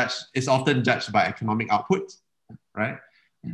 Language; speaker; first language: English; native; English